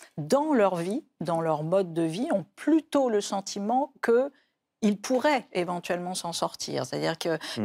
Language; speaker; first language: French; native; French